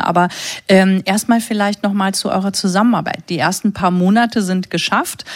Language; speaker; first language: German; native; German